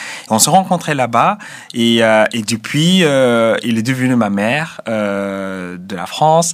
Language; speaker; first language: French; non-native, fluent; Arabic